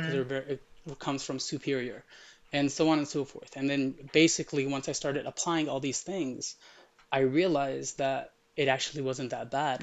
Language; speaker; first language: English; early bilingual, other home language; Arabic